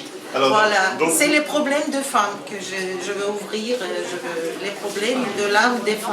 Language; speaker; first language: French; non-native, learner; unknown